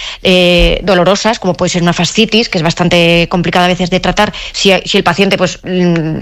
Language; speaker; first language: Spanish; native; Spanish